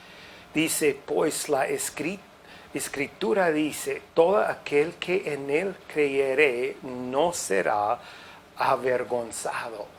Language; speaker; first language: Spanish; non-native, fluent; English